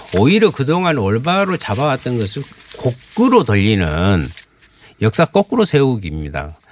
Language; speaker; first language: Korean; native; Korean